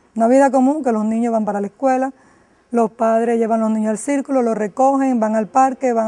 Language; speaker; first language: Spanish; native; Spanish